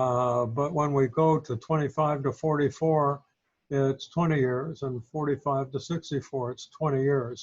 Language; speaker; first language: English; native; English